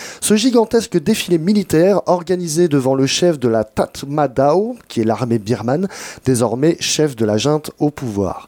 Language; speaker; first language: French; native; French